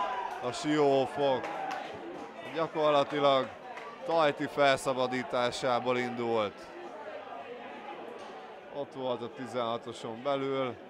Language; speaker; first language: Hungarian; native; Hungarian